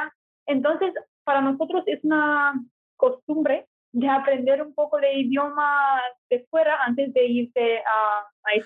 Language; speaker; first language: Spanish; non-native, fluent; Romanian